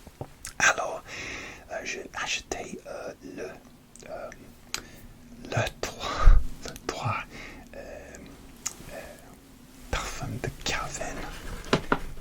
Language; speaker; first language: French; non-native, learner; English